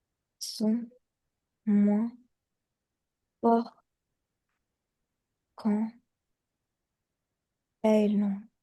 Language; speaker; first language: French; non-native, learner; Chinese